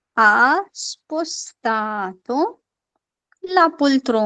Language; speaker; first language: Italian; non-native, fluent; Urdu